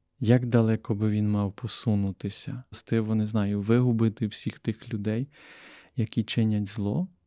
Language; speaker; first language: Ukrainian; native; Ukrainian